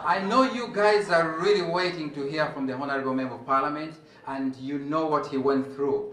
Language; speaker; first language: English; non-native, local second language; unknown